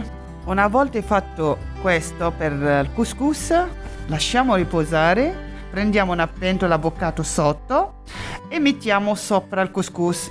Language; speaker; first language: Italian; non-native, local second language; Arabic